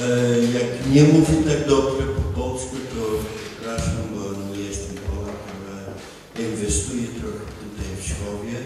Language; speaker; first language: Polish; non-native, learner; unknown